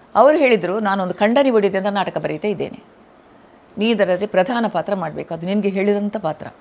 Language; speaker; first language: Kannada; non-native, local second language; Tulu